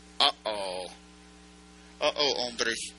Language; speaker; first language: Spanish; non-native, learner; English